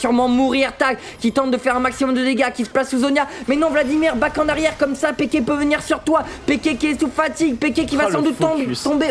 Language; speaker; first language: French; native; French